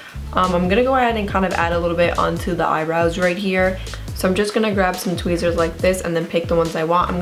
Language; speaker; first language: English; native; English